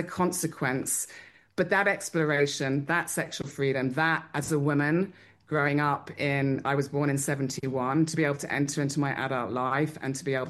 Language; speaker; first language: English; native; English